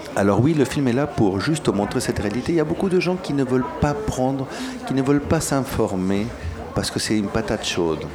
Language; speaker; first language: French; early bilingual, other home language; Spanish